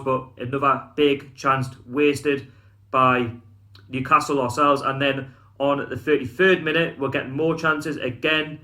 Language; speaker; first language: English; native; English